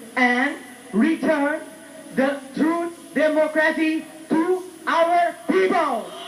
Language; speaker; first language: English; non-native, fluent; Thai